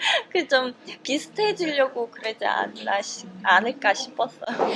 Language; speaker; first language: Korean; non-native, fluent; Russian